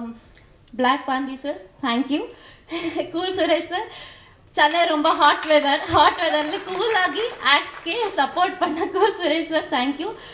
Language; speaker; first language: Tamil; non-native, learner; Kannada